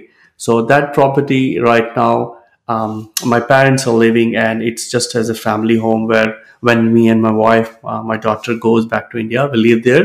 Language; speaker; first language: English; non-native, local second language; Hindi